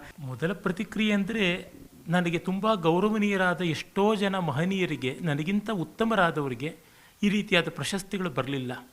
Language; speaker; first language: Kannada; native; Kannada